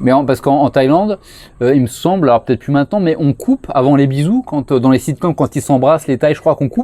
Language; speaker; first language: French; native; French